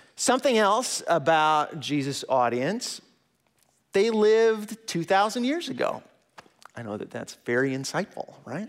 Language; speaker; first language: English; native; English